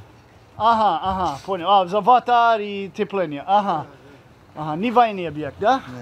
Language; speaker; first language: Russian; non-native, learner; English